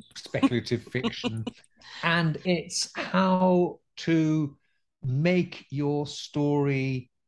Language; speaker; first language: English; native; English